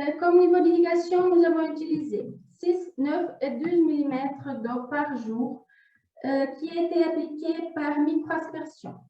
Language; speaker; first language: French; non-native, fluent; Portuguese